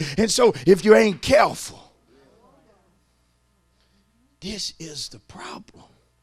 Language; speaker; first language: English; native; English